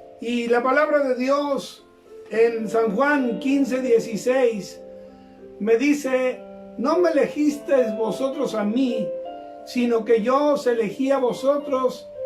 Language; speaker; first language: Spanish; native; Spanish